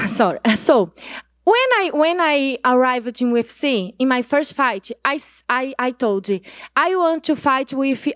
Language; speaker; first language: English; non-native, learner; Portuguese